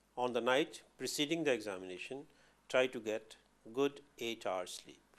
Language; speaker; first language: English; non-native, local second language; Hindi